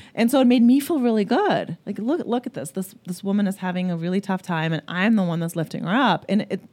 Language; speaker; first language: English; early bilingual, other home language; German